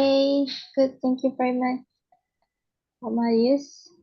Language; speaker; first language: English; non-native, learner; Indonesian